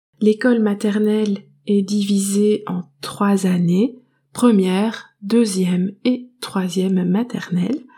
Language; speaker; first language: French; native; French